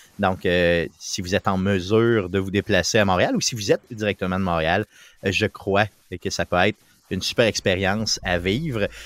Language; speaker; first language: French; native; French